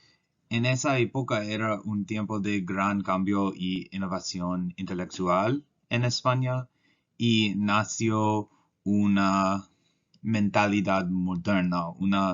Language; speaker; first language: Spanish; non-native, learner; English